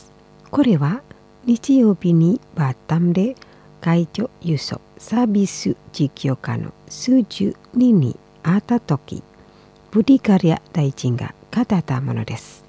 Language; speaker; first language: Japanese; non-native, fluent; Indonesian